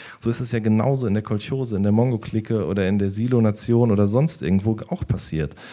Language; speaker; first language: German; native; German